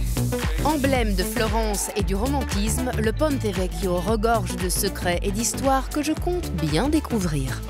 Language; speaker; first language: French; native; French